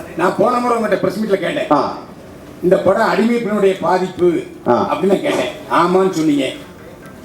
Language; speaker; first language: Tamil; native; Tamil